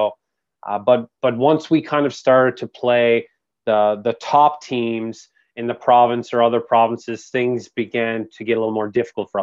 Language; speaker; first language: English; native; English